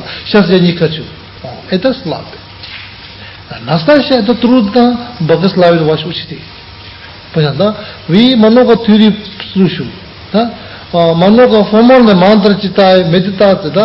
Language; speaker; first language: Russian; non-native, learner; Tibetan